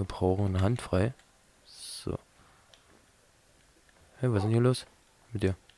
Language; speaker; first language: German; native; German